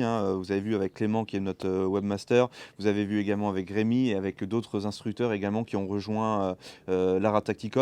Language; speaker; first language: French; native; French